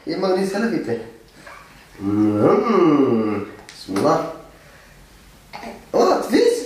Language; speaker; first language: Dutch; non-native, learner; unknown